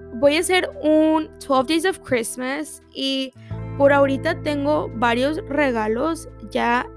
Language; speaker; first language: Spanish; early bilingual, heritage; Spanish